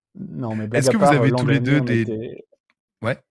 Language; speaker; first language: French; native; French